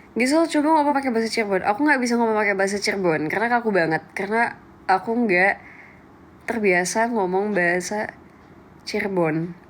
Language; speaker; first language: Indonesian; native; Indonesian